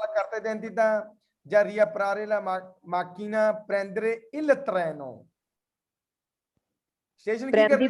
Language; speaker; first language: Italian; non-native, fluent; Punjabi